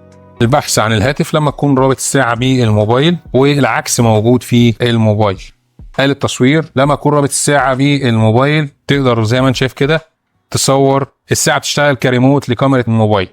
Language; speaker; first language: Arabic; native; Arabic